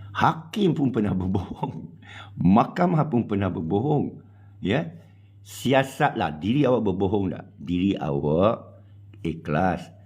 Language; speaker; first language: Malay; non-native, local second language; Chinese